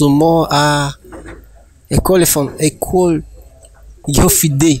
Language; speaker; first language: French; non-native, learner; Rundi